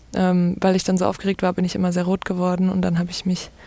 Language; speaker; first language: German; native; German